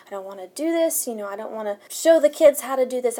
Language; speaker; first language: English; early bilingual, other home language; Spanish